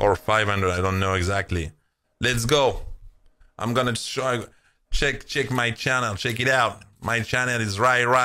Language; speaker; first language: English; non-native, learner; French